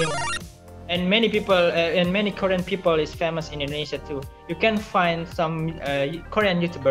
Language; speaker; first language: English; non-native, learner; Indonesian